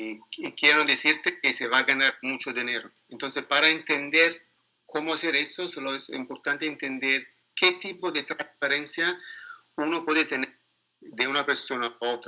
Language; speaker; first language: Spanish; non-native, learner; Italian